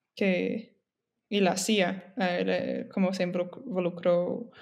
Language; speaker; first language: Spanish; non-native, fluent; English